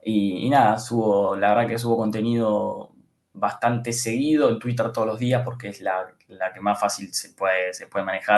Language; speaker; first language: Spanish; native; Spanish